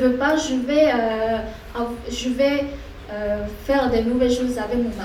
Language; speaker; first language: French; non-native, fluent; Korean